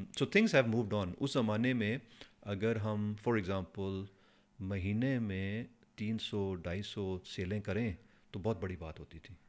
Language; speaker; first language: Urdu; non-native, fluent; Punjabi